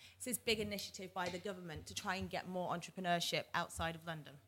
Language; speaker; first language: English; native; English